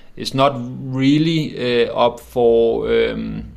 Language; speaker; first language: English; non-native, fluent; Danish